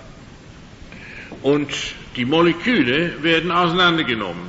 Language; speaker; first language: German; non-native, fluent; English